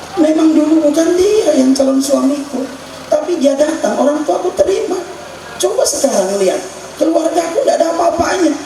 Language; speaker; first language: Indonesian; non-native, local second language; Buginese